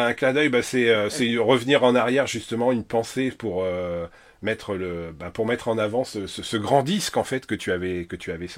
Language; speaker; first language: French; native; French